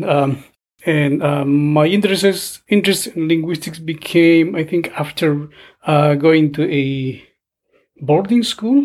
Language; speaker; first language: English; non-native, fluent; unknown